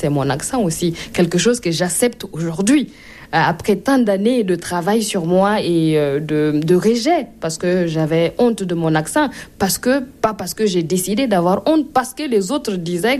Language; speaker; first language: French; non-native, local second language; Mossi